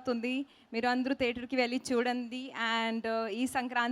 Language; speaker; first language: Telugu; non-native, learner; Hindi